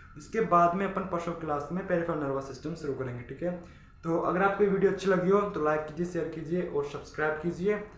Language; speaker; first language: Hindi; native; Hindi